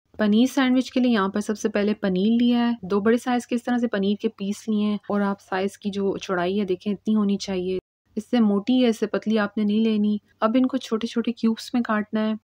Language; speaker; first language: Urdu; native; Urdu